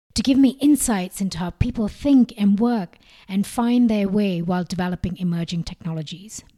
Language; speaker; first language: English; non-native, local second language; Malayalam